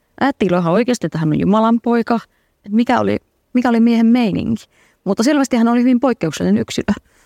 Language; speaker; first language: Finnish; native; Finnish